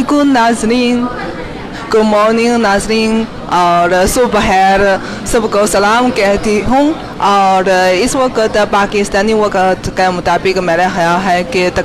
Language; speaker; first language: Hindi; non-native, fluent; Chinese